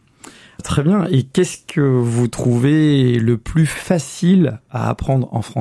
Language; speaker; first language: French; native; French